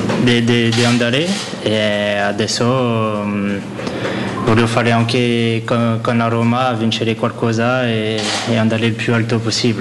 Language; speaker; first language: Italian; non-native, learner; French